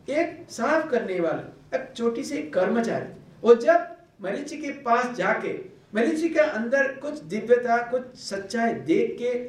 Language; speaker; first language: Hindi; non-native, local second language; Bangla